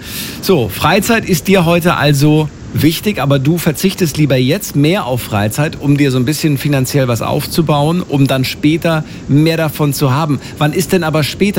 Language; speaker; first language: German; native; German